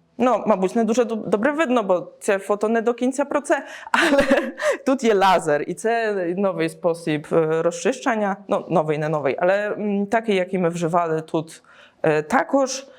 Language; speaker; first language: Polish; non-native, learner; Ukrainian